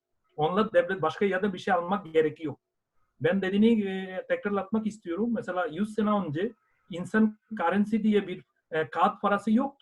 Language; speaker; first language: Turkish; non-native, fluent; Bangla